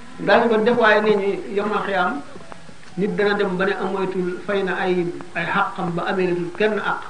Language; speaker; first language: Wolof; native; Wolof